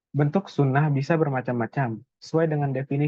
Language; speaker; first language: Indonesian; native; Indonesian